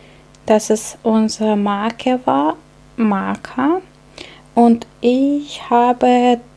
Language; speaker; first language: German; non-native, fluent; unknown